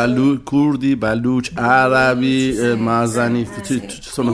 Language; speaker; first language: Italian; non-native, learner; Persian